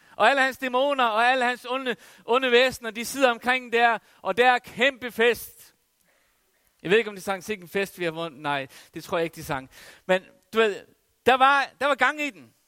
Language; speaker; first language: Danish; non-native, local second language; Faroese